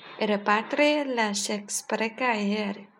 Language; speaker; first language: Spanish; non-native, learner; Chinese